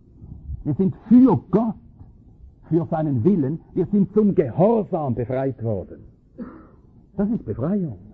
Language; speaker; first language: German; native; German